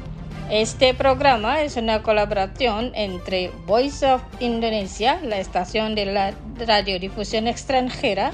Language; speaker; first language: Spanish; non-native, fluent; Indonesian